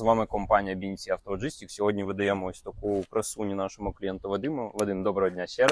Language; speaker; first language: Ukrainian; native; Ukrainian